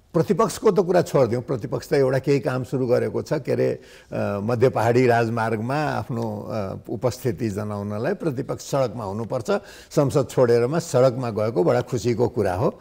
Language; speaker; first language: Nepali; non-native, local second language; Maithili